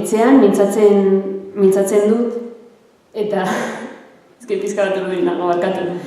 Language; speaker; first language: Basque; early bilingual, other home language; Arabic